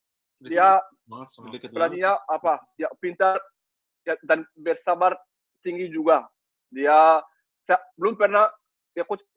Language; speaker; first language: Indonesian; non-native, learner; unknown